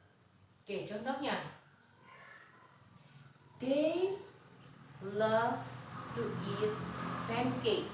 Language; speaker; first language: English; non-native, fluent; Indonesian